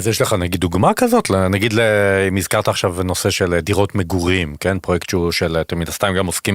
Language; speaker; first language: Hebrew; native; Hebrew